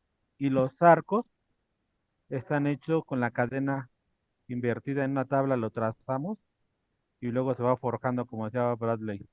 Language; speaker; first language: Spanish; native; Spanish